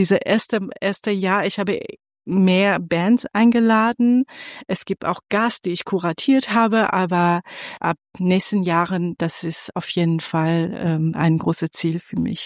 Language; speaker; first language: German; non-native, fluent; Persian